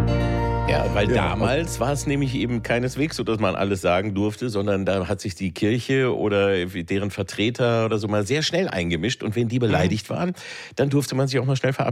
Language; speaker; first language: German; native; German